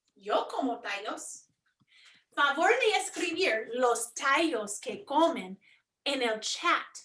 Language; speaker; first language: Spanish; non-native, fluent; English